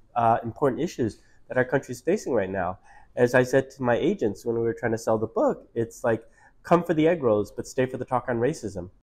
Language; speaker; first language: English; native; English